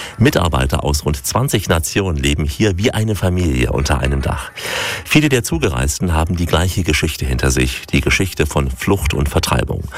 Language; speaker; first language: German; native; German